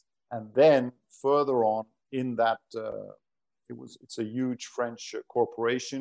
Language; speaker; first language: English; non-native, fluent; Portuguese